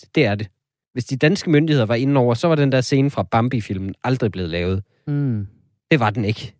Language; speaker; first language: Danish; native; Danish